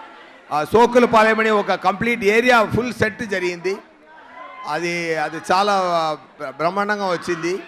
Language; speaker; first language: Telugu; non-native, learner; Tamil